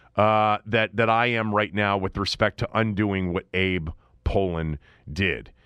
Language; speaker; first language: English; native; English